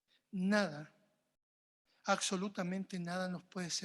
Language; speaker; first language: Spanish; native; Spanish